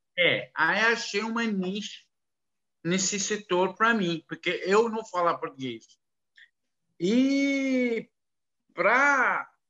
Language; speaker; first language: Portuguese; non-native, learner; Arabic